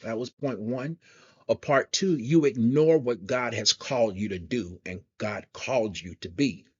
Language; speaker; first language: English; native; English